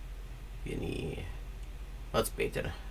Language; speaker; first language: Dutch; non-native, learner; English